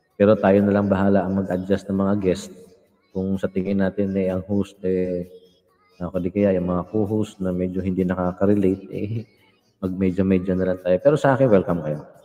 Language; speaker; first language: Filipino; non-native, local second language; Hiligaynon